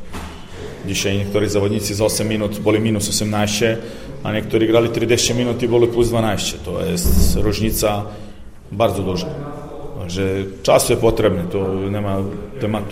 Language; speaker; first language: Polish; non-native, learner; Serbian